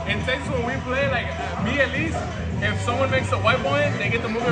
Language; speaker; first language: English; early bilingual, other home language; Spanish